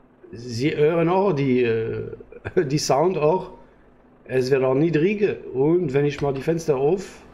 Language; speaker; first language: German; non-native, learner; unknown